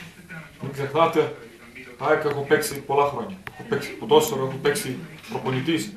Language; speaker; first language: Greek; non-native, fluent; Serbian